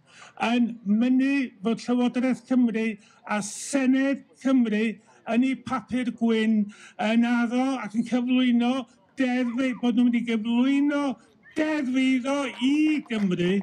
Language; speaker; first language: Welsh; native; Welsh